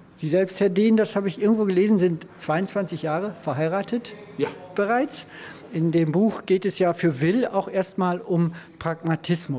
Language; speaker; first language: German; native; German